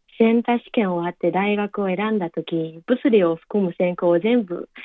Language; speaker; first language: Japanese; non-native, learner; Chinese